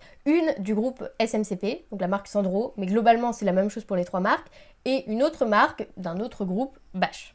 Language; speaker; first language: French; native; French